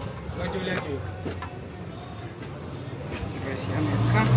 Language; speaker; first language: Spanish; native; Spanish